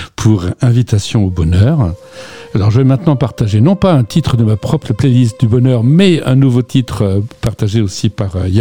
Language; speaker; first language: French; native; French